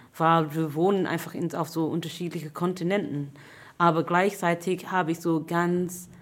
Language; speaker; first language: German; non-native, fluent; English